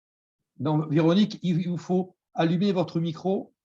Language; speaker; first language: French; native; French